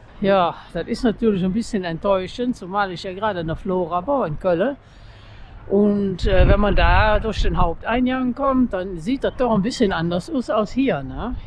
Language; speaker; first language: German; native; German